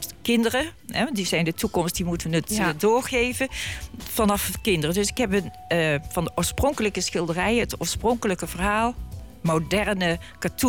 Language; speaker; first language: Dutch; native; Dutch